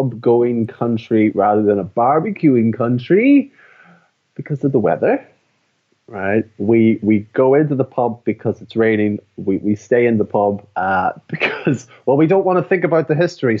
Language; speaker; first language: English; native; English